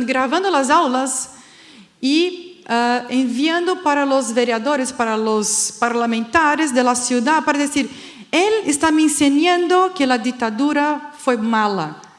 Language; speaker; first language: Spanish; non-native, fluent; Portuguese